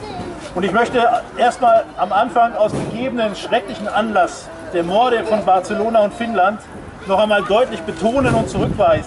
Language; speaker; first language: German; native; German